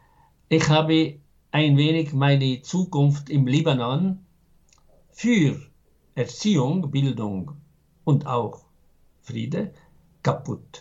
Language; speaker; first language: German; non-native, fluent; Arabic